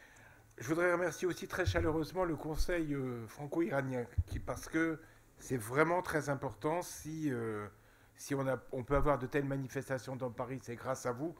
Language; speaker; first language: French; native; French